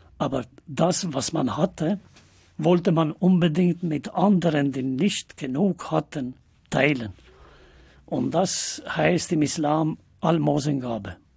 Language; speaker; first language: German; non-native, fluent; Albanian